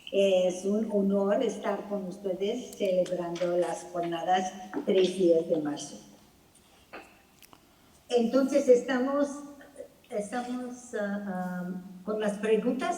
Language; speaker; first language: Spanish; non-native, fluent; English